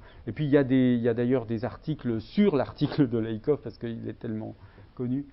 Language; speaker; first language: French; native; French